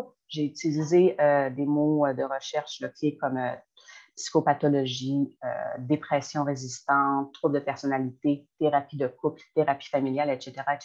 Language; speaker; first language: French; native; French